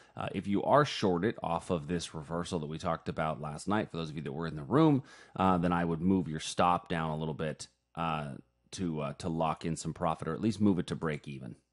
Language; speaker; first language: English; native; English